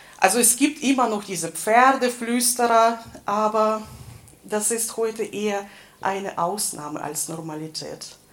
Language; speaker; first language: German; non-native, fluent; Russian